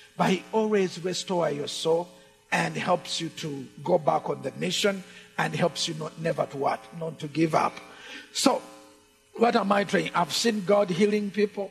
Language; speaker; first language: English; non-native, local second language; Ganda